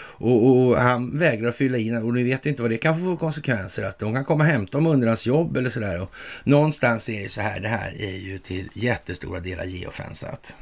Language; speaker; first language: Swedish; native; Swedish